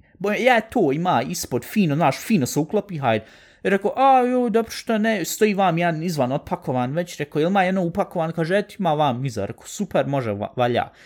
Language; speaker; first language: Bosnian; early bilingual, heritage; Bosnian